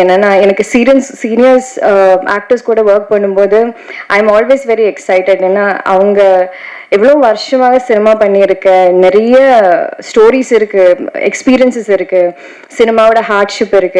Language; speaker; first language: Tamil; non-native, learner; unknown